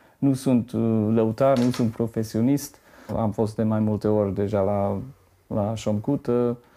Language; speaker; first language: Romanian; non-native, fluent; English